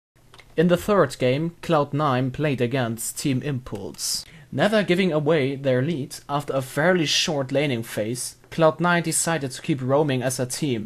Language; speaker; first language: English; non-native, fluent; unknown